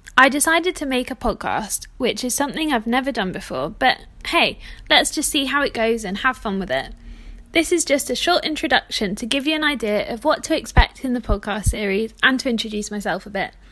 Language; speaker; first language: English; native; English